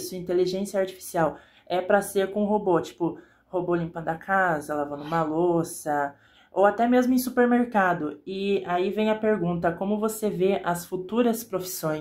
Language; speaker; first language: Portuguese; native; Portuguese